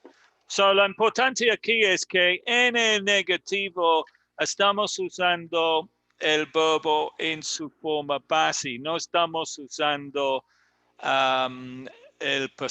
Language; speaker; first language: Spanish; non-native, fluent; English